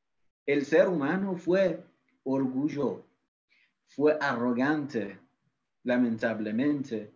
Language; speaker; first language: Spanish; non-native, fluent; Persian